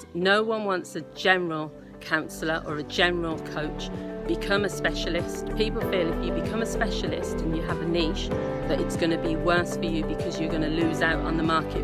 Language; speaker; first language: English; native; English